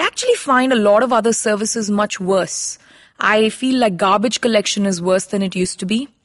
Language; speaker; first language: English; non-native, local second language; Hindi